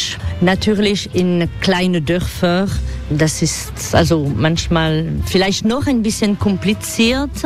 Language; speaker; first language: German; non-native, learner; French